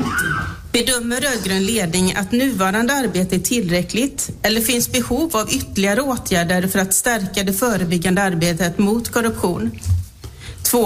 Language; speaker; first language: Swedish; native; Swedish